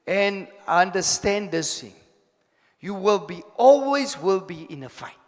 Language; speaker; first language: English; non-native, local second language; Afrikaans